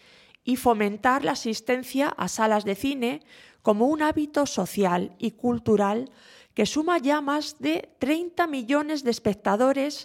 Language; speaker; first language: Spanish; native; Spanish